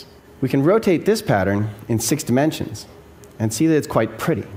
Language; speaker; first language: English; native; English